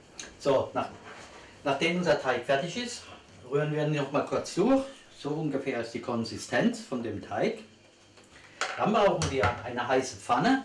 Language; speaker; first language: German; native; German